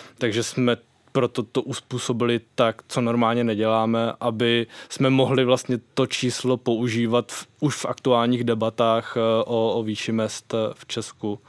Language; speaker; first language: Czech; native; Czech